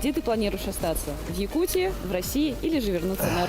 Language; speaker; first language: Russian; native; Russian